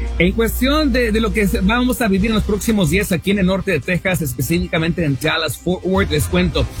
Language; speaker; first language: Spanish; early bilingual, heritage; Spanish